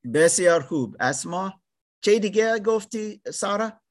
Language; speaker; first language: Persian; non-native, learner; German